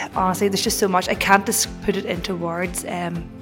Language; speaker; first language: English; native; English